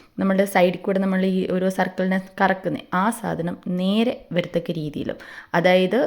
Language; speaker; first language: Malayalam; native; Malayalam